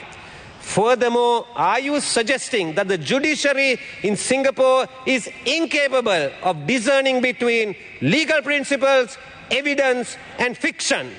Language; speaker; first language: English; non-native, local second language; Sinhala